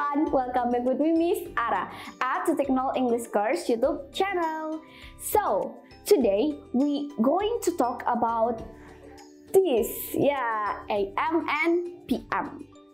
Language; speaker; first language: English; non-native, fluent; Indonesian